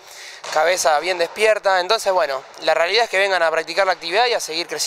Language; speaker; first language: Spanish; native; Spanish